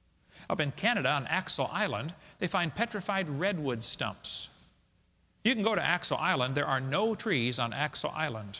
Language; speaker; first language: English; native; English